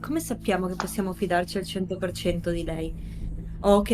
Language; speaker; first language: Italian; native; Italian